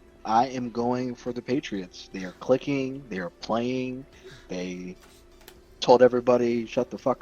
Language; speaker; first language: English; native; English